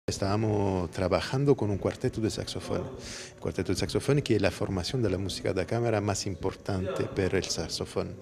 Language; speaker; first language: Spanish; non-native, fluent; Italian